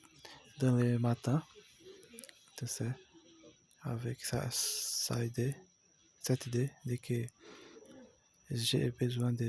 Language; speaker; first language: French; non-native, learner; Portuguese